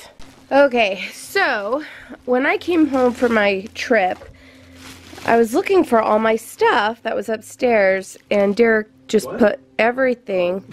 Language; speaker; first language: English; native; English